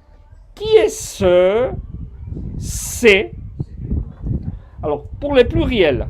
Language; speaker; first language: French; non-native, fluent; Spanish